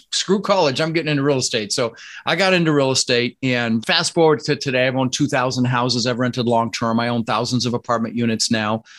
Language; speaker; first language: English; early bilingual, other home language; Dutch